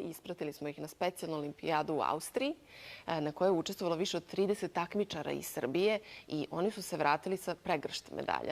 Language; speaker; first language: Bosnian; native; Bosnian